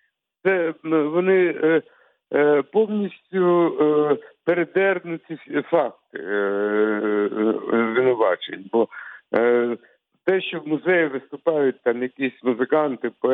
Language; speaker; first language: Ukrainian; non-native, local second language; Russian